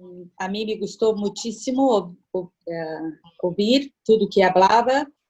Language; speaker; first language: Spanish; non-native, learner; Portuguese